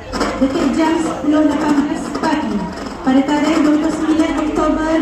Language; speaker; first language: Malay; native; Malay